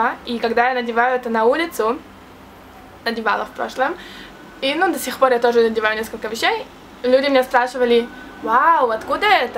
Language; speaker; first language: Russian; early bilingual, heritage; Russian